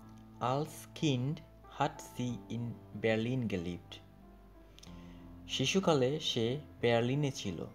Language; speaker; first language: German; non-native, fluent; Bangla